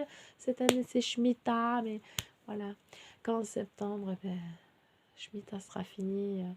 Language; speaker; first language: French; native; French